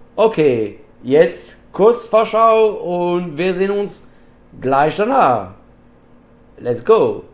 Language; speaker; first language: German; non-native, learner; French